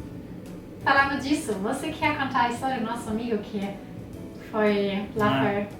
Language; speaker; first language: Portuguese; non-native, fluent; German